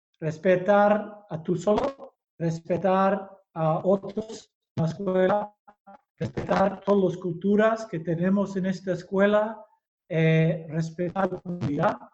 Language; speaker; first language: Spanish; early bilingual, heritage; Basque